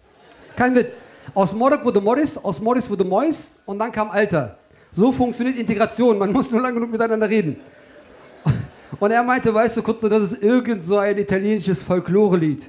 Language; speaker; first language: German; early bilingual, other home language; Turkish